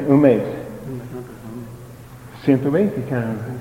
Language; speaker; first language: Spanish; non-native, learner; English